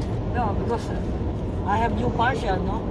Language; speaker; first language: English; non-native, learner; Filipino